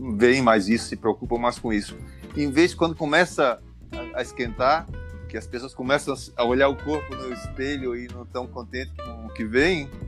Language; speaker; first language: Portuguese; native; Portuguese